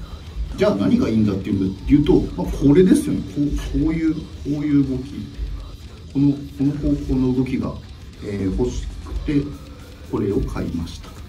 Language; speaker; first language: Japanese; native; Japanese